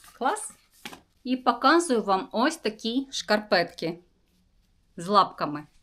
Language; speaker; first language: Ukrainian; non-native, local second language; Russian